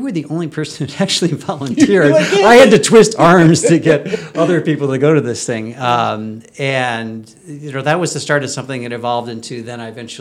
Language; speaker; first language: English; native; English